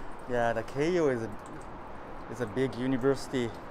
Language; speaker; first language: English; non-native, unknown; Japanese